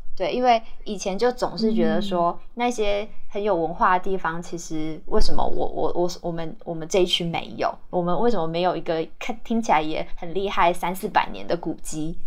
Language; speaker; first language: Chinese; native; Chinese